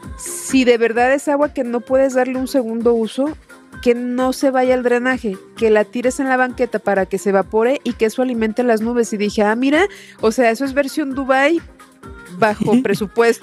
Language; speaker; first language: Spanish; native; Spanish